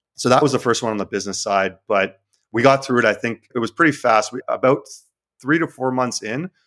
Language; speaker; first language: English; native; English